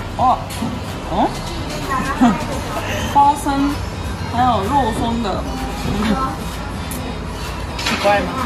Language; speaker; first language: Chinese; non-native, learner; Japanese